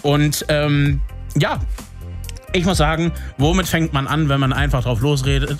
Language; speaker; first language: German; native; German